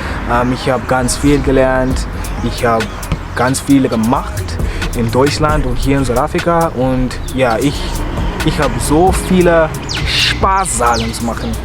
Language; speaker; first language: German; non-native, learner; Zulu